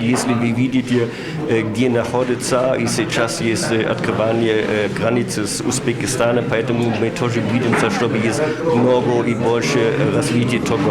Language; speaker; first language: Russian; non-native, learner; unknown